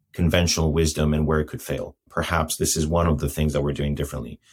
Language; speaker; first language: English; non-native, fluent; Greek